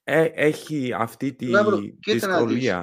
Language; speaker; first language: Greek; early bilingual, heritage; English